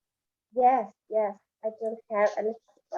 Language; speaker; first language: English; non-native, learner; Vietnamese